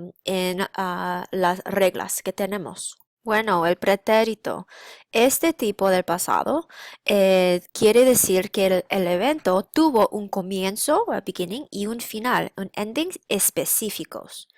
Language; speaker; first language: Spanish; non-native, fluent; English